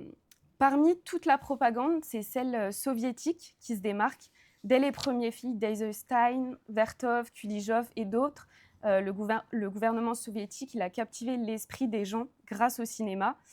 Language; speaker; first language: French; native; French